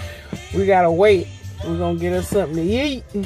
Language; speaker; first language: English; native; English